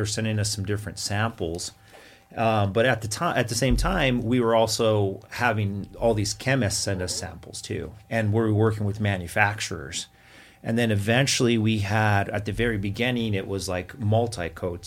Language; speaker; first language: English; native; English